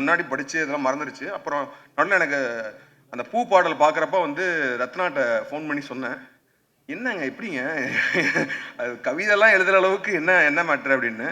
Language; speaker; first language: Tamil; native; Tamil